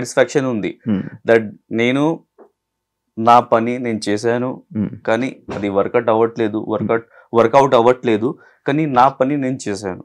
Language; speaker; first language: Telugu; non-native, learner; Hindi